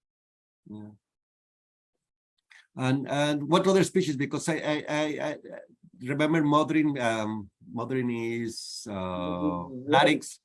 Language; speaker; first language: English; non-native, fluent; Spanish